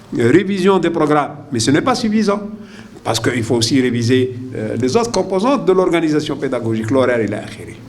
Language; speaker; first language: French; non-native, local second language; Arabic